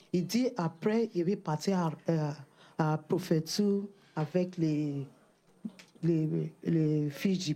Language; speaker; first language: French; non-native, learner; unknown